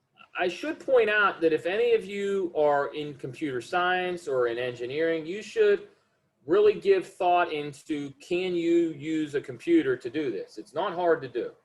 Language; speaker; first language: English; native; English